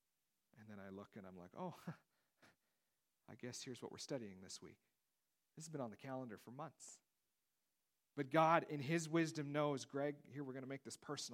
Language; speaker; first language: English; native; English